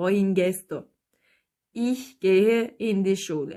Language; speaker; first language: German; non-native, fluent; Turkish